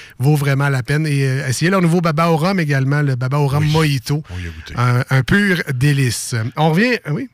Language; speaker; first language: French; native; French